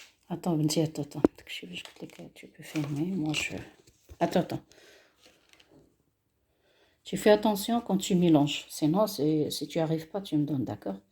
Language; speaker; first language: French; non-native, local second language; Arabic